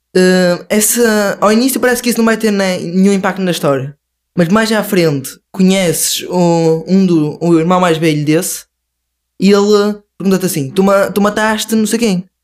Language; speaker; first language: Portuguese; native; Portuguese